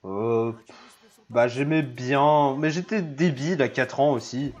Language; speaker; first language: French; native; French